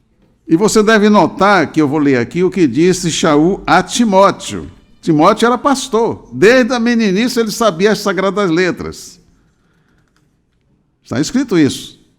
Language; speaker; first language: Portuguese; native; Portuguese